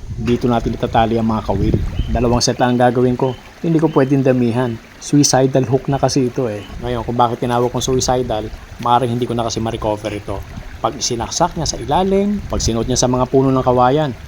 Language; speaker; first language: Filipino; native; Filipino